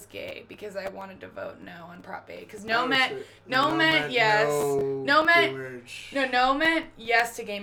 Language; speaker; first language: English; native; English